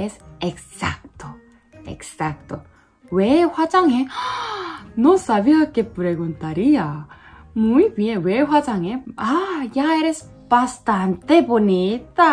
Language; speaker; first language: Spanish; non-native, learner; Korean